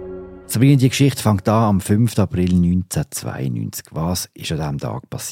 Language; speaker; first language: German; native; German